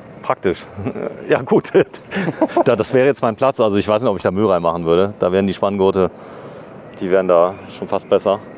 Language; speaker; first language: German; native; German